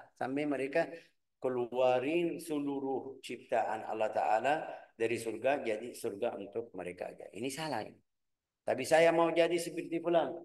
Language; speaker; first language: Malay; non-native, fluent; Arabic